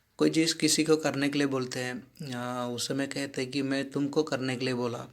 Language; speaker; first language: Hindi; non-native, local second language; Tamil